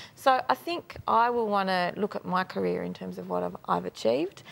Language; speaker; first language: English; native; English